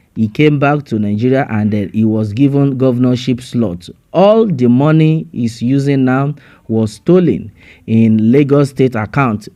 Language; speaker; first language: English; non-native, local second language; Yoruba